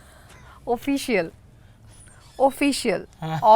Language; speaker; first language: Telugu; non-native, learner; Bangla